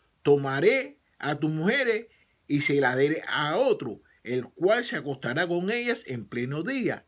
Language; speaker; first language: Spanish; native; Spanish